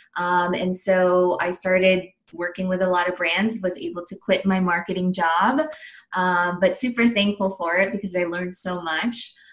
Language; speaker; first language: English; early bilingual, other home language; Filipino